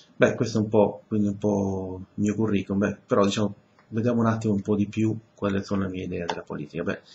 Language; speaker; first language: Italian; early bilingual, other home language; Spanish